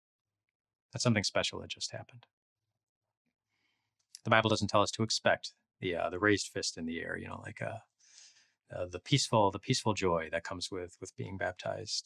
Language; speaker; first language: English; native; English